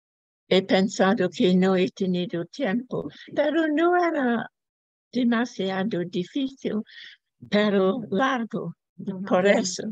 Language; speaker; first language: Spanish; non-native, learner; English